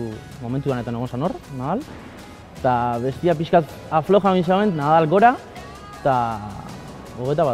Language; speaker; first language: Basque; native; Basque